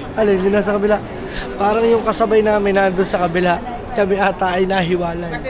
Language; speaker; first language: Filipino; native; Filipino